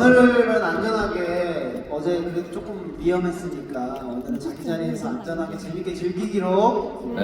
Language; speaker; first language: Korean; non-native, fluent; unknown